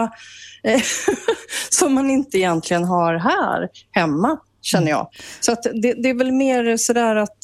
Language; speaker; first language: Swedish; native; Swedish